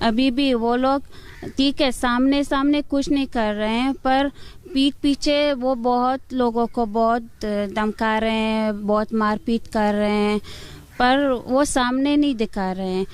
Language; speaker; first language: Hindi; non-native, fluent; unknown